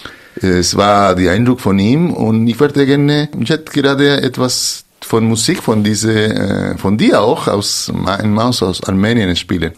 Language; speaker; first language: German; non-native, fluent; Spanish